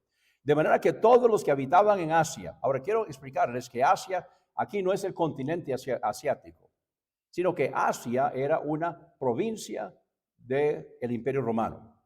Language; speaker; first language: Spanish; native; Spanish